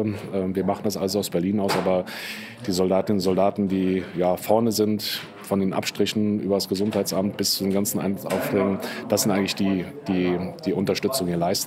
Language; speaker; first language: German; native; German